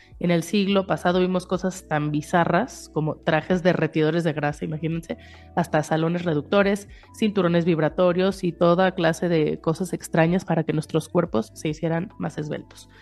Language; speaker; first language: Spanish; native; Spanish